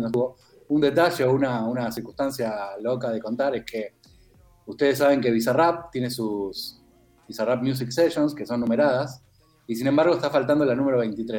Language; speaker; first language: Spanish; native; Spanish